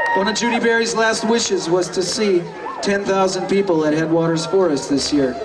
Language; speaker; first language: English; native; English